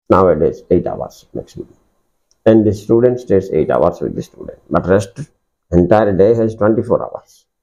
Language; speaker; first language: Hindi; non-native, local second language; Odia